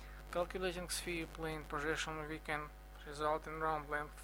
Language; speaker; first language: English; non-native, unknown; Russian